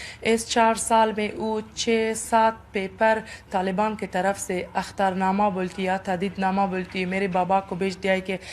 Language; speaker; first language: Hindi; non-native, learner; Persian